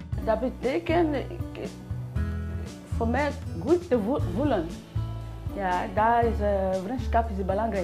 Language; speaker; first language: Dutch; non-native, learner; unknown